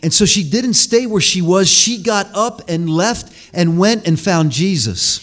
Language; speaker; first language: English; native; English